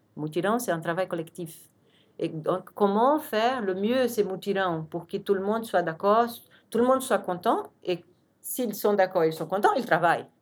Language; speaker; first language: French; non-native, fluent; Portuguese